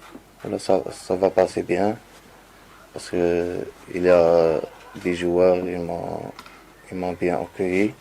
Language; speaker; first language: French; non-native, learner; Arabic